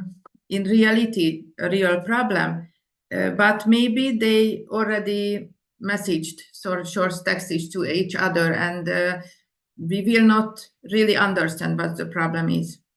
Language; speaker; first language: English; non-native, fluent; Indonesian